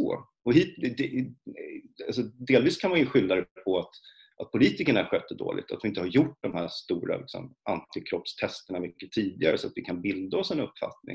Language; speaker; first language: Swedish; native; Swedish